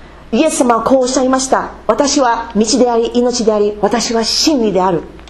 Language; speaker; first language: Japanese; non-native, fluent; English